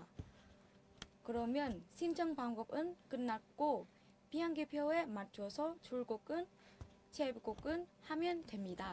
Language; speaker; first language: Korean; non-native, fluent; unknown